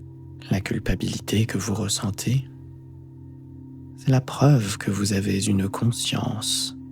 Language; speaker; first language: French; native; French